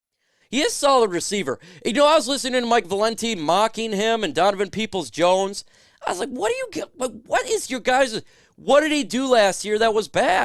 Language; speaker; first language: English; native; English